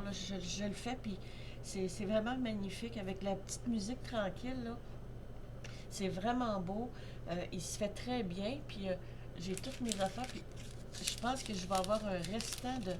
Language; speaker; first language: French; native; French